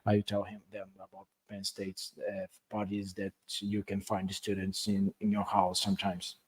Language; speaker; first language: English; non-native, learner; Portuguese